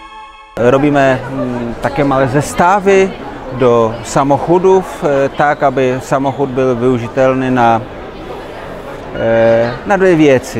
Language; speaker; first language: Polish; non-native, learner; Czech